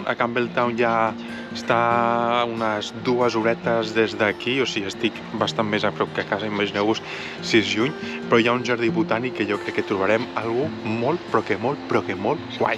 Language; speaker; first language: Catalan; native; Catalan